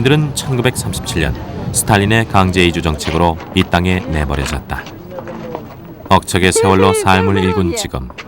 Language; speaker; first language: Korean; native; Korean